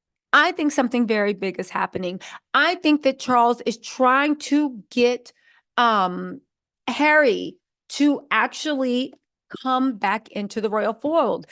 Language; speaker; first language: English; native; English